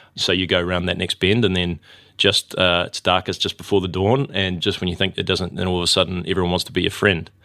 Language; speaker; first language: English; native; English